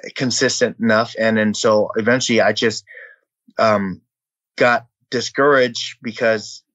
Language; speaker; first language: English; early bilingual, other home language; Vietnamese